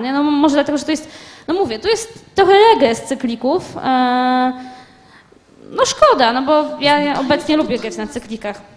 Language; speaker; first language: Polish; native; Polish